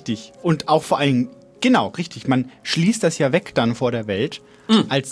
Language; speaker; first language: German; native; German